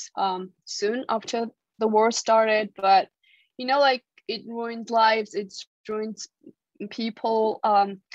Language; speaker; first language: English; non-native, fluent; Georgian